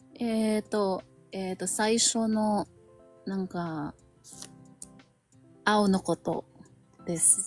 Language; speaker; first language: Japanese; non-native, learner; Filipino